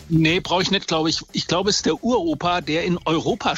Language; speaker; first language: German; native; German